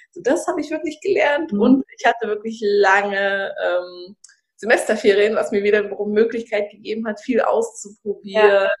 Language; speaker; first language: German; early bilingual, other home language; Russian